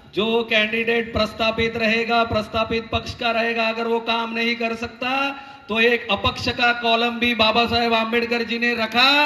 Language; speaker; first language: Hindi; non-native, local second language; Marathi